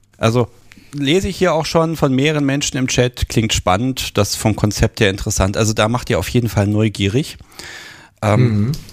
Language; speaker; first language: German; native; German